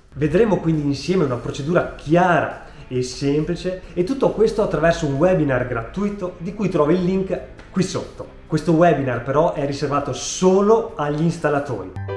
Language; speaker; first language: Italian; native; Italian